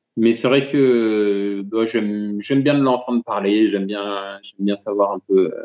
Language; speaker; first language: French; native; French